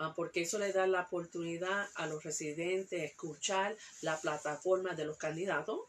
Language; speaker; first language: Spanish; early bilingual, heritage; Spanish